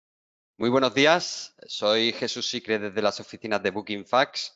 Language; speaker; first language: Spanish; native; Spanish